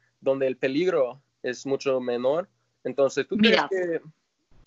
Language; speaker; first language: Spanish; non-native, fluent; English